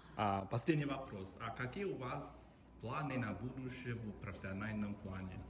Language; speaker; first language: Russian; non-native, fluent; Chinese